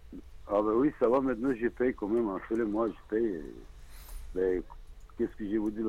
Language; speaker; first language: French; non-native, learner; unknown